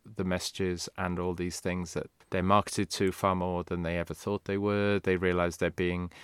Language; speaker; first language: English; non-native, local second language; Welsh